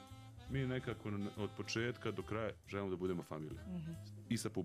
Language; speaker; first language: Serbian; native; Serbian